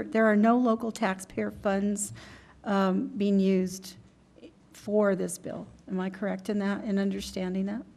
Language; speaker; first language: English; native; English